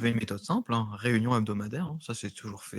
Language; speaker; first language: French; native; French